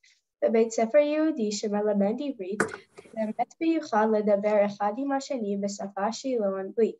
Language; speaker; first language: Hebrew; non-native, learner; English